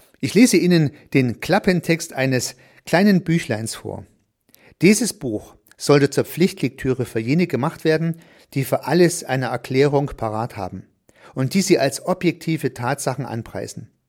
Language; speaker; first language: German; native; German